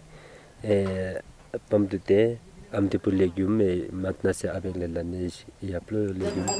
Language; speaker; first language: French; non-native, learner; Sherpa